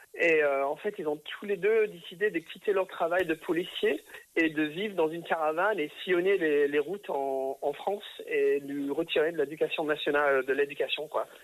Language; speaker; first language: French; early bilingual, other home language; English